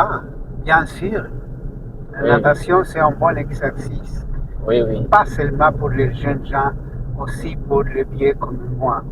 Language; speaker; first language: French; non-native, fluent; Spanish